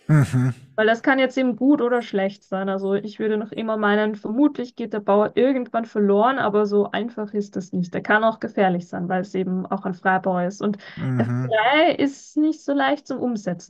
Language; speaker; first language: German; native; German